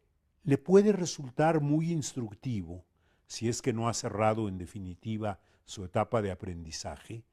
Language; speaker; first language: Spanish; native; Spanish